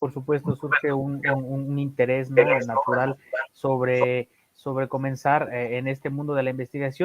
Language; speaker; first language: Spanish; native; Spanish